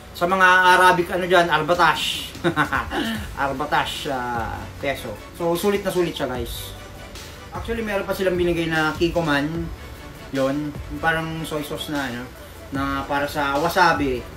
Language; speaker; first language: Filipino; native; Filipino